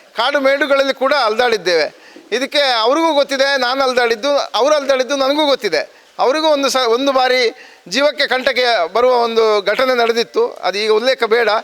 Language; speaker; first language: Kannada; native; Kannada